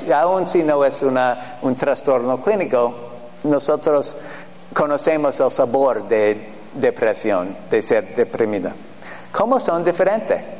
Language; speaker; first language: Spanish; non-native, fluent; English